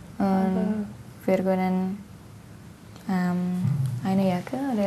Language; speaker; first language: German; non-native, learner; Indonesian